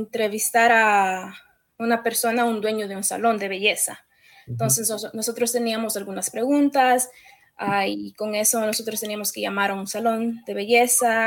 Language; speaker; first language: Spanish; early bilingual, heritage; Spanish